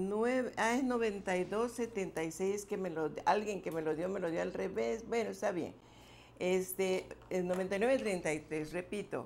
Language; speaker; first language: Spanish; native; Spanish